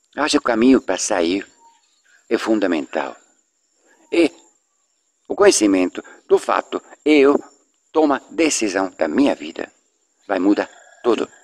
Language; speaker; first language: Portuguese; non-native, fluent; Swiss German